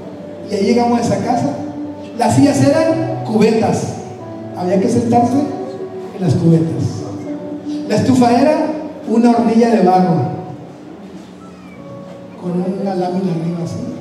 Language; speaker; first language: Spanish; native; Spanish